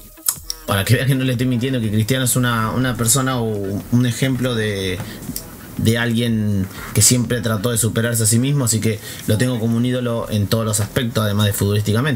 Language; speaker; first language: Spanish; native; Spanish